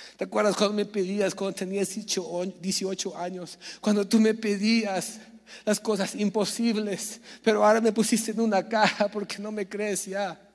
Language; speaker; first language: Spanish; early bilingual, heritage; Spanish